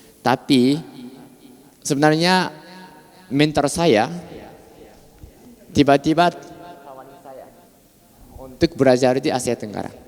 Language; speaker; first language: Indonesian; non-native, fluent; Japanese